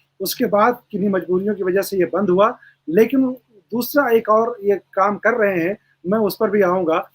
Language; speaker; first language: Hindi; native; Hindi